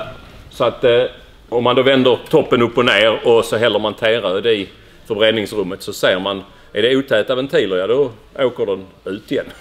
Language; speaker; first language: Swedish; native; Swedish